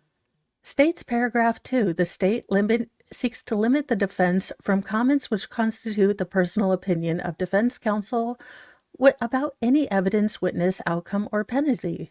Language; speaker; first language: English; native; English